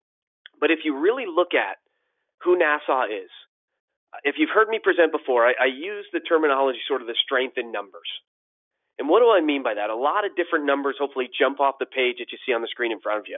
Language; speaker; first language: English; native; English